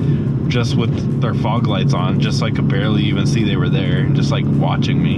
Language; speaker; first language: English; native; English